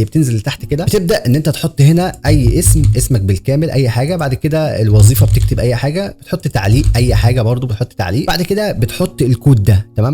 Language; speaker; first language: Arabic; native; Arabic